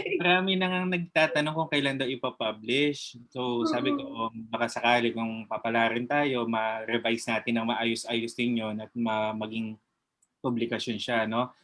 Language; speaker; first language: Filipino; native; Filipino